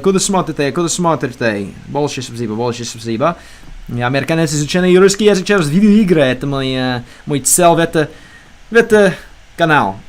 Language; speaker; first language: Russian; non-native, learner; English